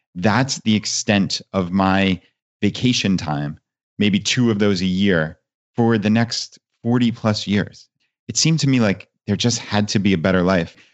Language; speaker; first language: English; native; English